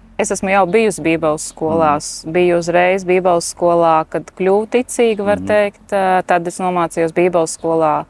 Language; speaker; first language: Latvian; native; Latvian